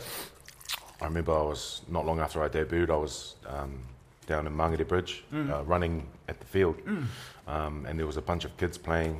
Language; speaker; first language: English; native; English